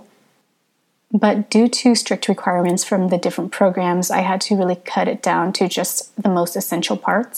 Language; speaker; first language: English; early bilingual, other home language; Hmong